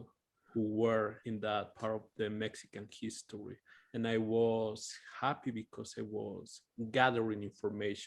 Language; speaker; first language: English; non-native, fluent; Spanish